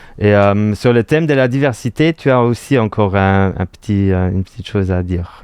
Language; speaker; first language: French; non-native, local second language; Luxembourgish